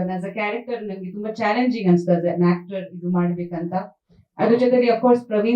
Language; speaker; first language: Kannada; non-native, fluent; Bangla